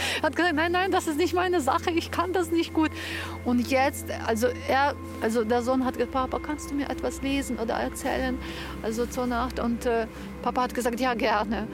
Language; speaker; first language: German; non-native, fluent; Ukrainian